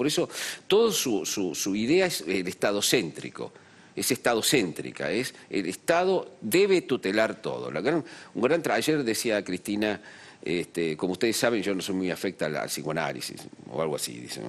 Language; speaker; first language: Spanish; native; Spanish